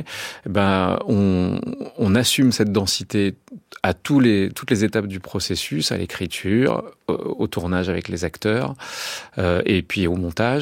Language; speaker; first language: French; native; French